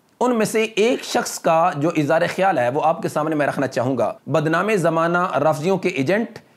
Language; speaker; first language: Urdu; non-native, local second language; Punjabi